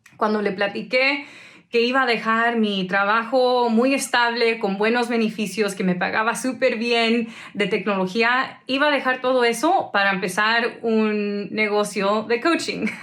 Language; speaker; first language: Spanish; early bilingual, heritage; Spanish